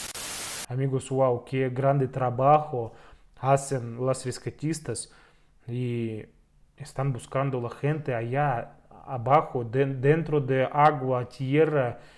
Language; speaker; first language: Spanish; non-native, fluent; Russian